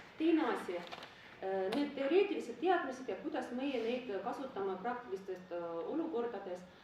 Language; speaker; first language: Estonian; non-native, local second language; Russian